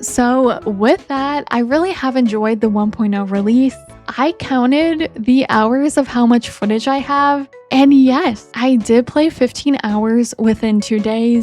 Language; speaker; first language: English; native; English